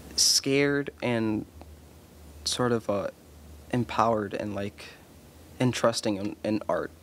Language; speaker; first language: English; early bilingual, other home language; Spanish